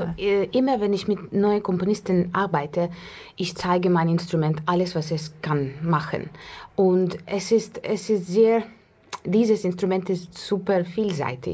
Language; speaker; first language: German; non-native, learner; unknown